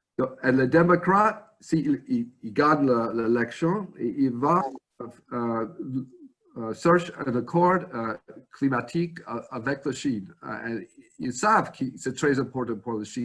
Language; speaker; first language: French; non-native, fluent; English